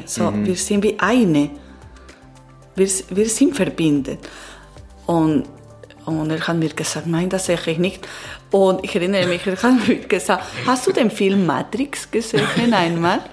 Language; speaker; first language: German; non-native, learner; Italian